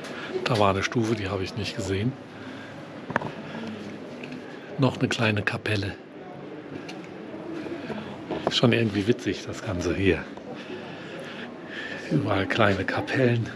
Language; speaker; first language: German; native; German